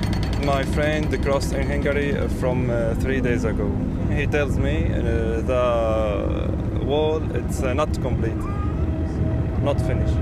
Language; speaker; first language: English; non-native, learner; Arabic